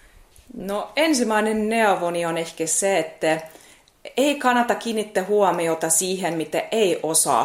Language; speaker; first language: Finnish; non-native, fluent; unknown